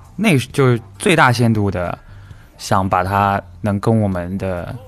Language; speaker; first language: Chinese; native; Chinese